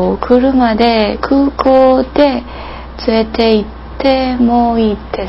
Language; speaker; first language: Japanese; non-native, learner; English